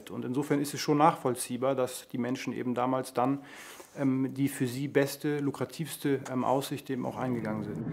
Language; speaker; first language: German; native; German